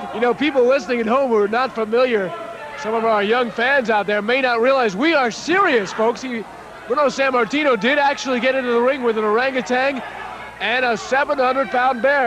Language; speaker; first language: English; native; English